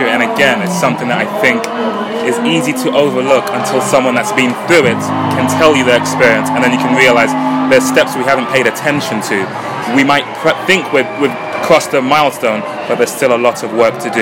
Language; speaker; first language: English; non-native, local second language; Ganda